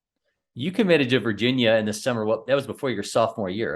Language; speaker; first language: English; native; English